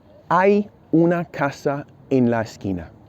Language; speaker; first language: Spanish; non-native, fluent; English